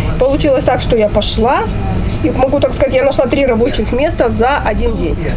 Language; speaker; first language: Russian; native; Russian